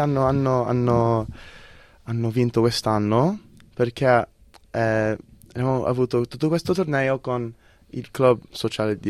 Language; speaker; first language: Italian; early bilingual, heritage; English